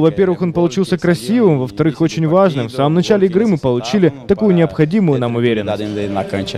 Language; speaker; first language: Russian; native; Russian